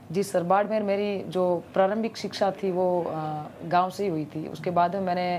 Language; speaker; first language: Hindi; native; Hindi